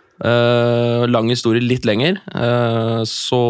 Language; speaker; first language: Norwegian; native; Norwegian